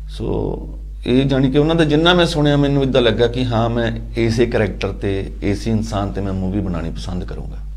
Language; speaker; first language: Punjabi; early bilingual, heritage; Punjabi